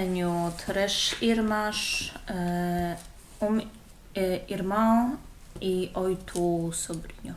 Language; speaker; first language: Portuguese; non-native, learner; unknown